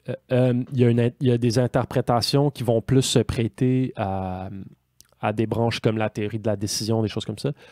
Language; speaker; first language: French; native; French